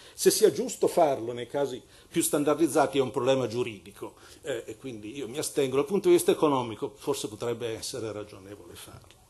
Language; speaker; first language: Italian; native; Italian